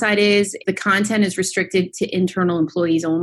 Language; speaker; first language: English; native; English